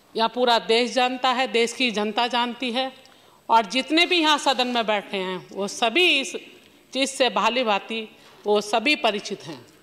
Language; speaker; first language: Hindi; native; Hindi